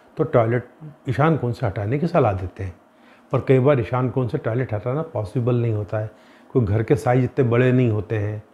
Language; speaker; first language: Hindi; native; Hindi